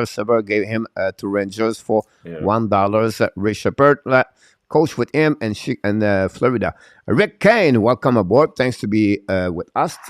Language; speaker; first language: English; non-native, local second language; French